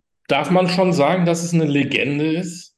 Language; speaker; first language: German; native; German